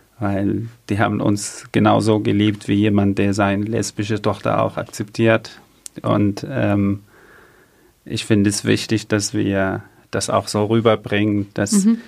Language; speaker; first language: German; non-native, fluent; Arabic